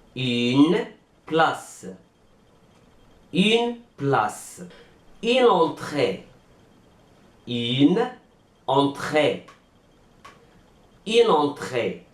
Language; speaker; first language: French; non-native, fluent; Arabic